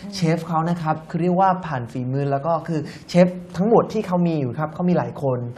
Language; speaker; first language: Thai; non-native, fluent; Chinese